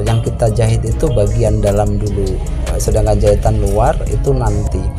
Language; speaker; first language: Indonesian; native; Indonesian